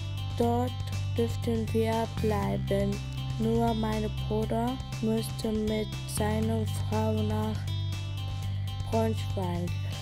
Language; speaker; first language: German; early bilingual, other home language; Arabic